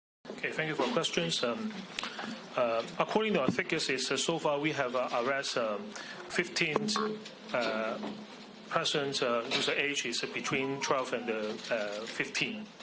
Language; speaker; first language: English; non-native, local second language; Cantonese